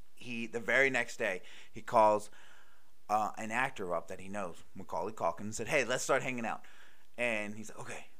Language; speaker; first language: English; native; English